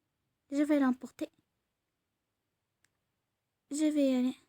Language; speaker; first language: French; non-native, learner; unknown